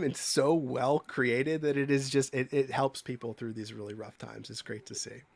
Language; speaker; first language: English; native; English